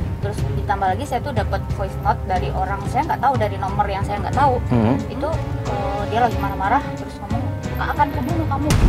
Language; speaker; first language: Indonesian; native; Indonesian